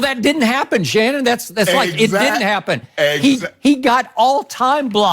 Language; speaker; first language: English; native; English